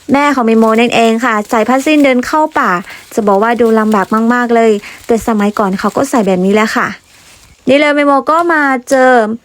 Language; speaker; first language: Thai; non-native, local second language; Karen languages